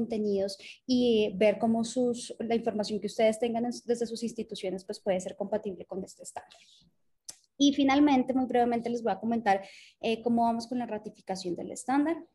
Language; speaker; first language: Spanish; native; Spanish